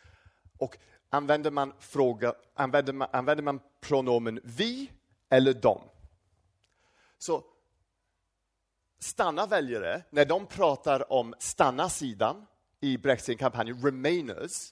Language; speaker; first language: Swedish; non-native, fluent; English